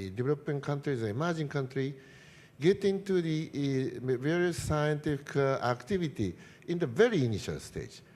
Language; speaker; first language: English; non-native, fluent; Japanese